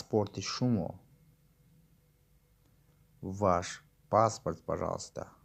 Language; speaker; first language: Russian; non-native, local second language; Tajik